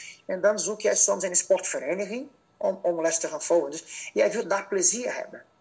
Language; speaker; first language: Dutch; non-native, fluent; Portuguese